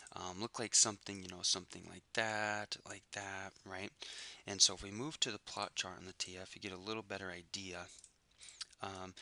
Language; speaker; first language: English; native; English